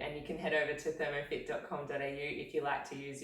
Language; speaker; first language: English; native; English